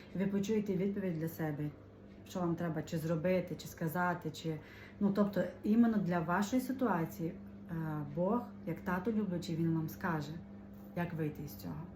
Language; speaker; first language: Ukrainian; native; Ukrainian